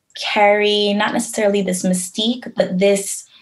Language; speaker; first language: English; native; English